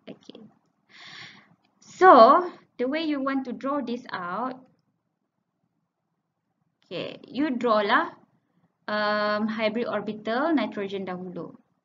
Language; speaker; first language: English; non-native, local second language; Malay